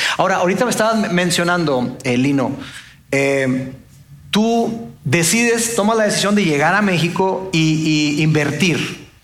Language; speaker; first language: Spanish; native; Spanish